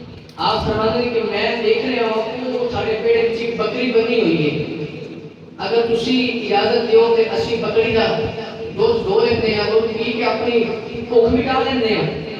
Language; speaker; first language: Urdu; non-native, local second language; Punjabi